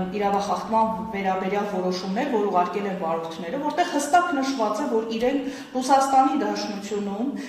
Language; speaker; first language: Armenian; native; Armenian